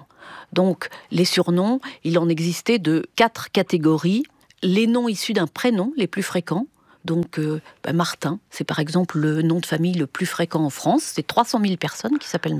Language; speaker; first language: French; native; French